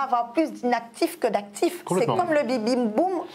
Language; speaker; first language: French; non-native, local second language; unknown